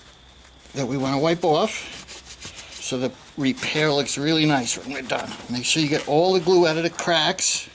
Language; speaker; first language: English; native; English